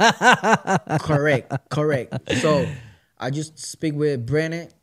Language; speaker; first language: English; non-native, learner; Spanish